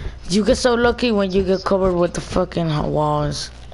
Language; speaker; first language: English; early bilingual, other home language; Spanish